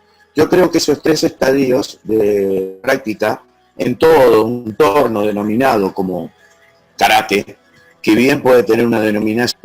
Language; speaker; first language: Spanish; native; Spanish